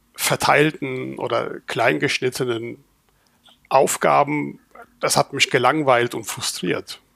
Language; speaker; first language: German; native; German